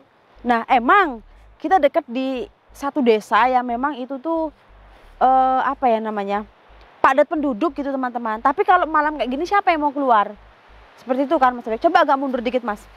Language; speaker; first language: Indonesian; native; Indonesian